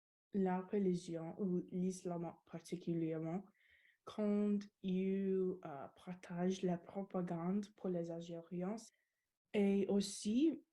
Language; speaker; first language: French; non-native, learner; English